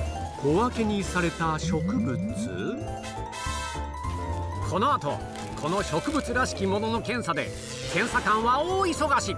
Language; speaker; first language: Japanese; native; Japanese